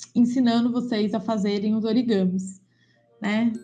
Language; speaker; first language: Portuguese; native; Portuguese